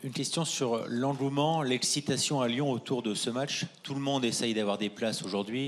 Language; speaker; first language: French; native; French